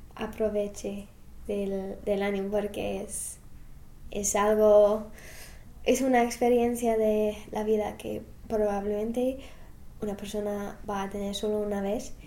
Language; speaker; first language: Spanish; non-native, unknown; English